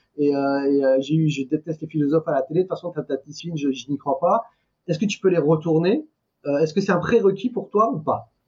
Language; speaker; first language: French; non-native, fluent; Persian